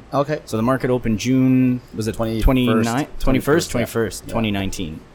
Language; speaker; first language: English; native; English